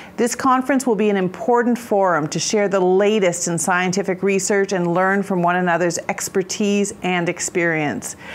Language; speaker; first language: English; native; English